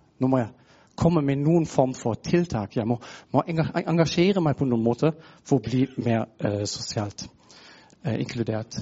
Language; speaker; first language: Norwegian; non-native, fluent; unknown